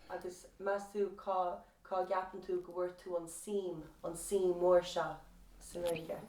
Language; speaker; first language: Irish; native; Irish